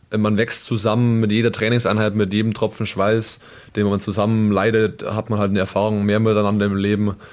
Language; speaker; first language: German; native; German